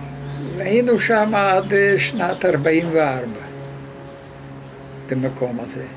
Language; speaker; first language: Hebrew; non-native, fluent; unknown